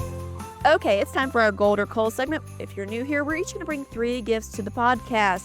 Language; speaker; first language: English; native; English